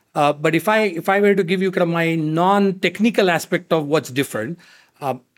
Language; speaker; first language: English; non-native, local second language; Marathi